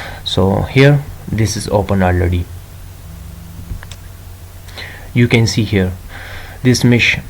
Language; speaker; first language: English; non-native, local second language; Urdu